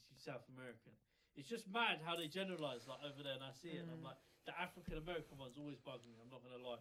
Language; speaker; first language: English; native; English